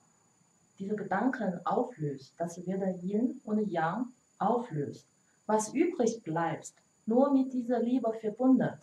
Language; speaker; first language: German; non-native, learner; Chinese